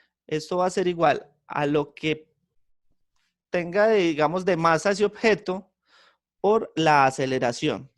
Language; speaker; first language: Spanish; native; Spanish